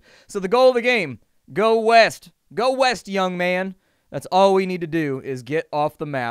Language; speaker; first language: English; native; English